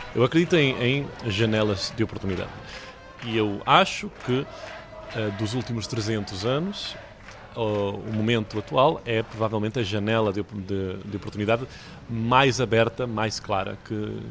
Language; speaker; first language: Portuguese; early bilingual, heritage; Portuguese